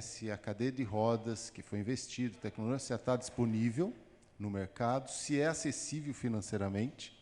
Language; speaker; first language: Portuguese; native; Portuguese